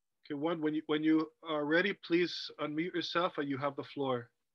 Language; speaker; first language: English; native; English